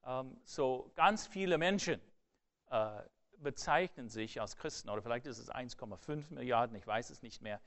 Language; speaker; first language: German; non-native, fluent; English